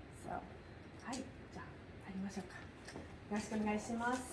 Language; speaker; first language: Japanese; non-native, fluent; English